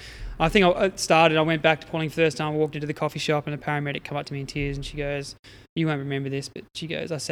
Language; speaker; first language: English; native; English